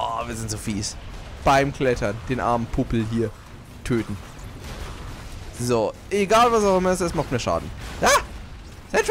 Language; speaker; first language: German; native; German